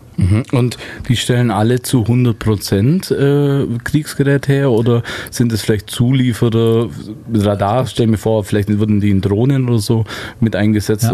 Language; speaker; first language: German; native; German